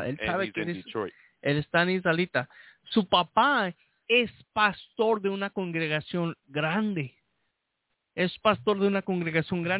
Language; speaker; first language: Spanish; early bilingual, heritage; Spanish